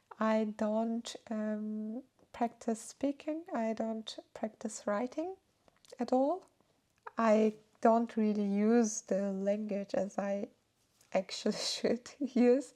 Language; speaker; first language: English; non-native, fluent; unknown